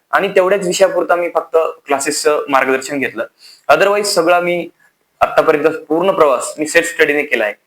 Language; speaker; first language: Marathi; native; Marathi